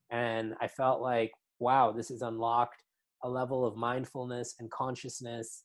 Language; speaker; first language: English; native; English